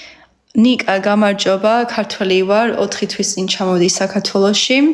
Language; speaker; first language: Georgian; early bilingual, heritage; Georgian